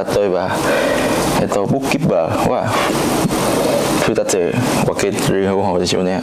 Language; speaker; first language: Japanese; non-native, learner; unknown